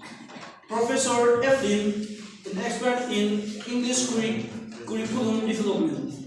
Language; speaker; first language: English; non-native, learner; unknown